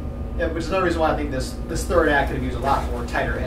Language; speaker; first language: English; native; English